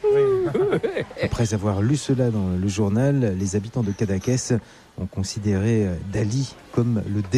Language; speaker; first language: French; native; French